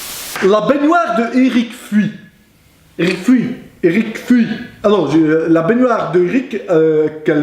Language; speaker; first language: French; native; French